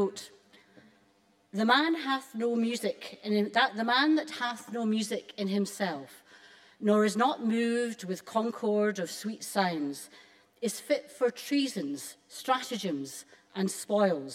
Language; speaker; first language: English; native; English